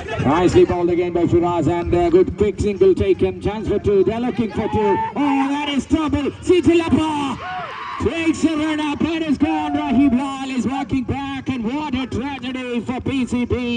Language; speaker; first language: English; non-native, local second language; Malayalam